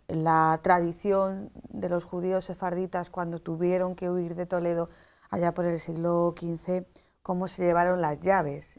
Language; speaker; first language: Spanish; native; Spanish